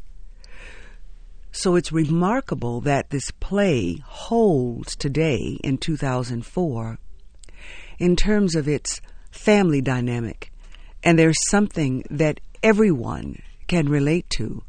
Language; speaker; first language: English; native; English